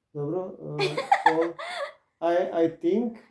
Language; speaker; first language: English; non-native, learner; Croatian